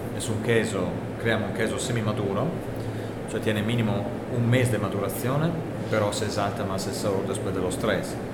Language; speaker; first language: Spanish; non-native, learner; Italian